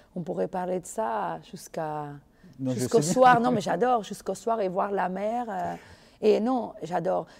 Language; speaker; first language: French; non-native, fluent; Spanish